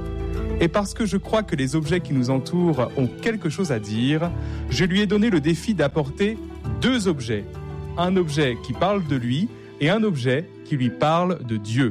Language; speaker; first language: French; native; French